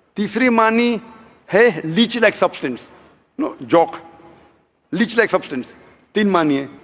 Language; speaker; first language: Hindi; non-native, local second language; Konkani